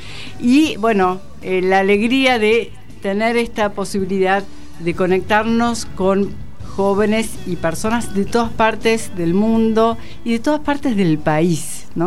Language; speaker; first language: Spanish; native; Spanish